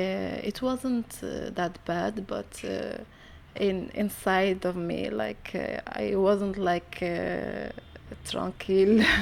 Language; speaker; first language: English; non-native, learner; Arabic